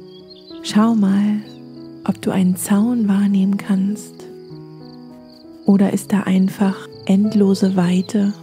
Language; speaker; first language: German; native; German